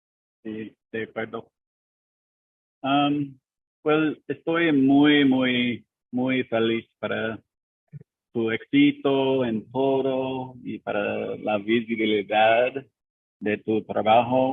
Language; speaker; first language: Spanish; non-native, learner; English